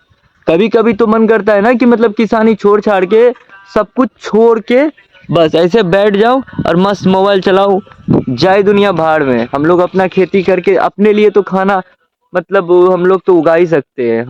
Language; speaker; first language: Hindi; native; Hindi